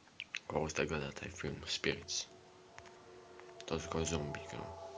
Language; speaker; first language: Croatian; early bilingual, heritage; Croatian